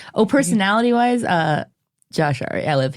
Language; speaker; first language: English; native; English